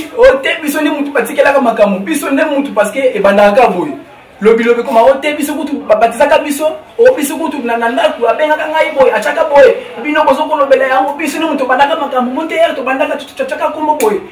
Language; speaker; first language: Lingala; non-native, local second language; Kongo